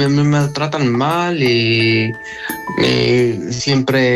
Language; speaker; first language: Spanish; non-native, learner; Arabic